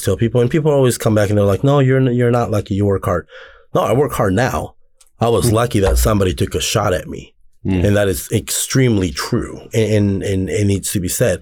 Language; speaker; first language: English; native; English